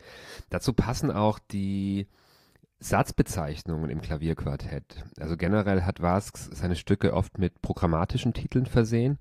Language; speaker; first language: German; native; German